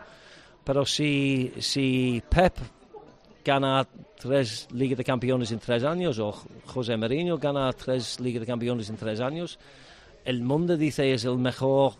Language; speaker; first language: Spanish; non-native, learner; English